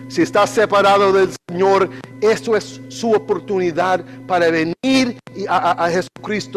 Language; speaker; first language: Spanish; non-native, learner; English